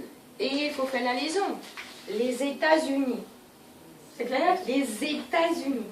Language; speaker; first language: French; non-native, fluent; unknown